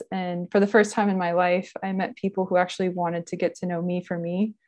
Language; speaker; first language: English; native; English